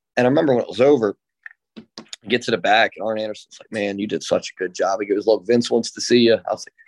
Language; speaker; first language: English; native; English